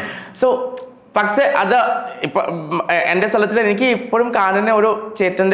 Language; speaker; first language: Malayalam; non-native, local second language; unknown